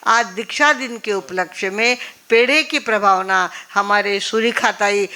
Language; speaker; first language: Hindi; non-native, local second language; Marathi